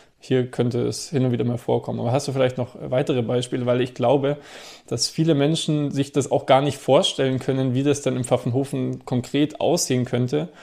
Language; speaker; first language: German; native; German